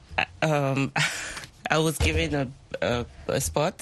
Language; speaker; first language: English; non-native, fluent; French